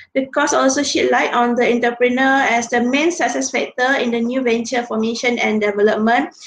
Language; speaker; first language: English; non-native, local second language; Malay